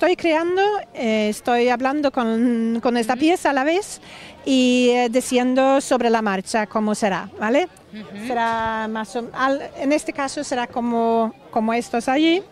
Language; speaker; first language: Spanish; non-native, fluent; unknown